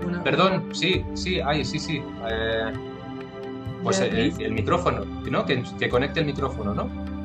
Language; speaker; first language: Spanish; native; Spanish